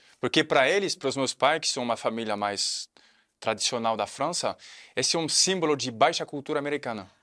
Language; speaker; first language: Portuguese; non-native, fluent; French